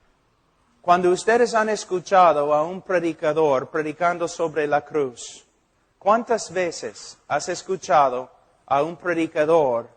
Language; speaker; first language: Spanish; non-native, fluent; English